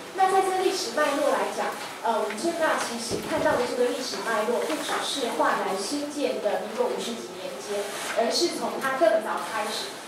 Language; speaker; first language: Chinese; native; Chinese